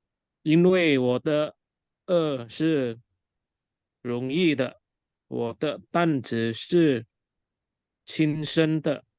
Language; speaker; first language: Chinese; non-native, learner; Indonesian